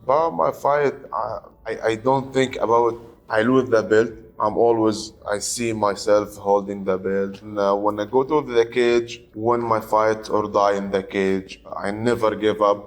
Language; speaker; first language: English; non-native, learner; Arabic